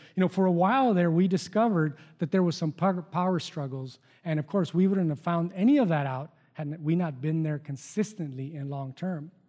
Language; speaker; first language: English; non-native, fluent; Spanish